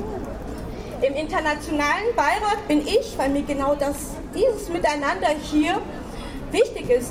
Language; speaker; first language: German; early bilingual, other home language; Turkish